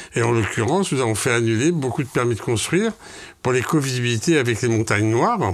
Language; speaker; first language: French; native; French